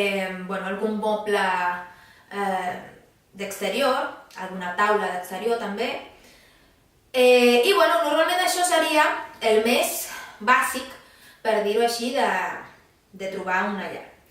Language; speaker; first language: Catalan; non-native, fluent; Spanish